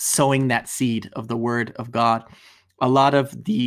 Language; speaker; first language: English; native; English